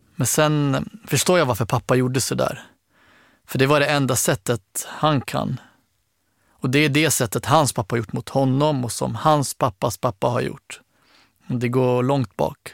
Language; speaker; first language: Swedish; early bilingual, other home language; Arabic